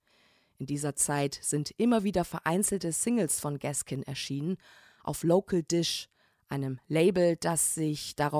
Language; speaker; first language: German; native; German